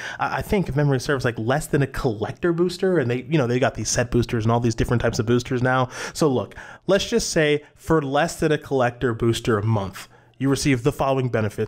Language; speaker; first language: English; native; English